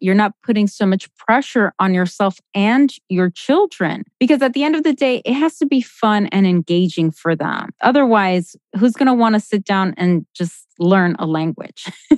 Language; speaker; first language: English; early bilingual, other home language; Spanish